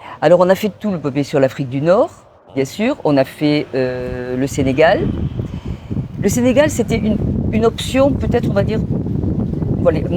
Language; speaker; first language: French; native; French